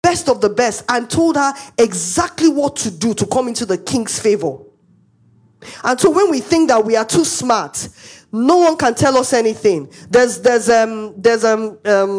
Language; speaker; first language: English; non-native, local second language; Igbo